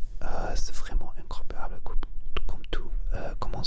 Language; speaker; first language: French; non-native, learner; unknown